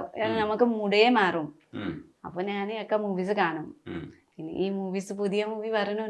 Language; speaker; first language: Malayalam; non-native, fluent; Nepali